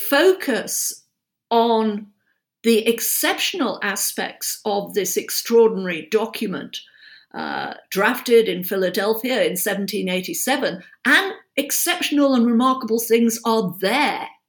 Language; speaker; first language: English; native; English